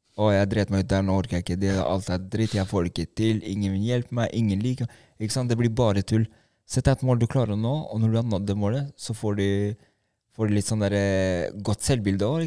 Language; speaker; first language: Norwegian; early bilingual, other home language; Albanian